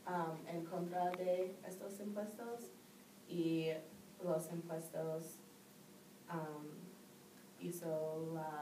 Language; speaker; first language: Spanish; non-native, learner; English